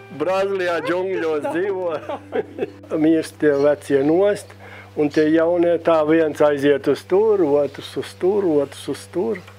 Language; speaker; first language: Latvian; early bilingual, heritage; Latvian